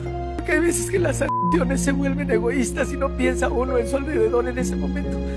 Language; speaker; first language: Spanish; native; Spanish